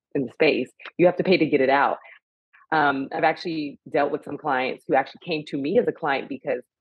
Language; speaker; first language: English; native; English